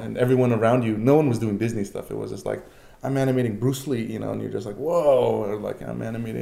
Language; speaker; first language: English; native; English